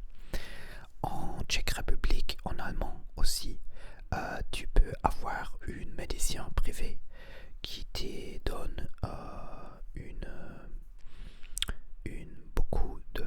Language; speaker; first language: French; non-native, learner; Spanish